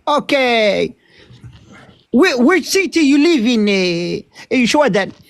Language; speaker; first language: English; non-native, learner; Tigrinya